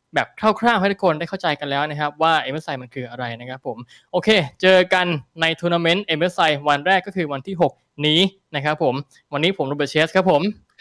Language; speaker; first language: Thai; native; Thai